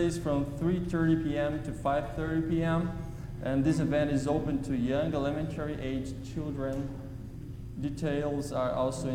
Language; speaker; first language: English; non-native, fluent; Portuguese